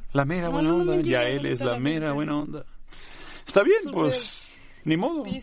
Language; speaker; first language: Spanish; non-native, local second language; Catalan